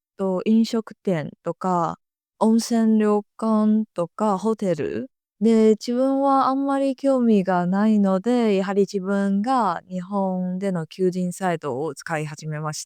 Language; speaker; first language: Japanese; non-native, fluent; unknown